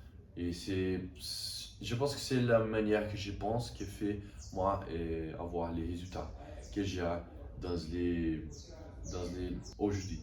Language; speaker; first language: French; non-native, learner; Portuguese